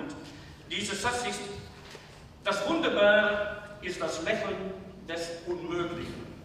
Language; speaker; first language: German; non-native, fluent; Dutch